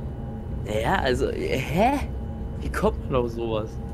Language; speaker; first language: German; native; German